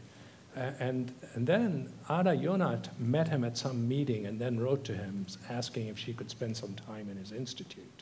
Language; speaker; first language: English; non-native, local second language; Tamil